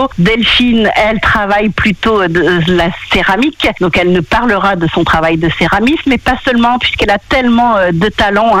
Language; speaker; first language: French; native; French